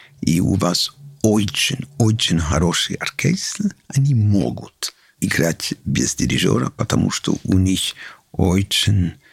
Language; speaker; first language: Russian; non-native, learner; English